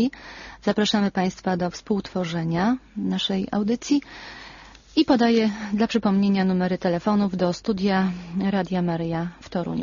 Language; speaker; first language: Polish; native; Polish